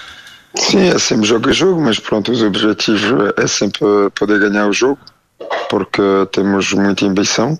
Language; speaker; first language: Portuguese; early bilingual, heritage; French